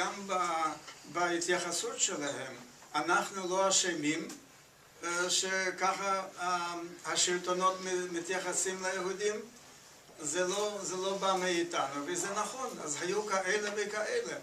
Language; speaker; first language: Hebrew; non-native, fluent; Yiddish